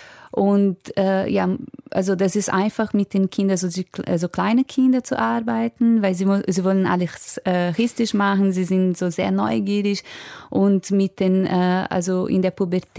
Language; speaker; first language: German; non-native, fluent; Portuguese